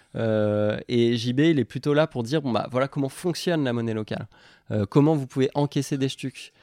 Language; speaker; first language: French; native; French